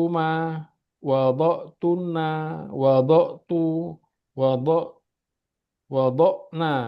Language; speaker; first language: Arabic; non-native, learner; Indonesian